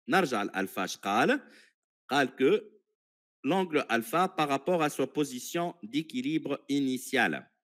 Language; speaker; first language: French; non-native, local second language; Arabic